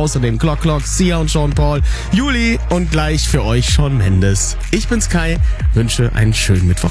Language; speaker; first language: German; native; German